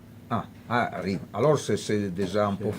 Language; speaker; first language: French; non-native, fluent; Italian